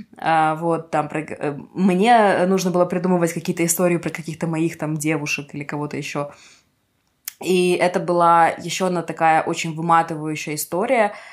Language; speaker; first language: Russian; non-native, local second language; Ukrainian